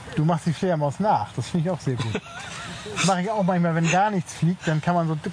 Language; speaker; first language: German; native; German